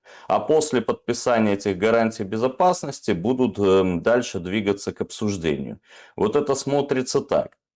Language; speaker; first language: Russian; native; Russian